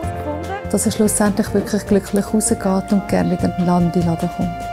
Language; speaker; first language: German; native; German